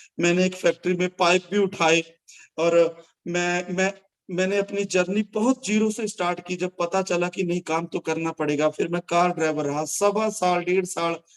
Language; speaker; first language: Hindi; non-native, local second language; Punjabi